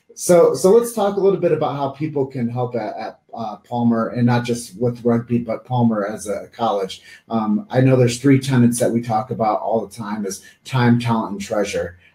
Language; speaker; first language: English; native; English